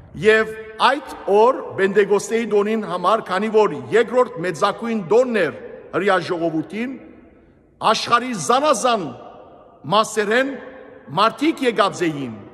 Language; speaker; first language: Armenian; native; Armenian